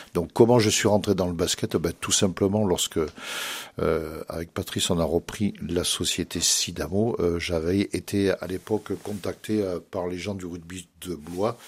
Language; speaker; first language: French; native; French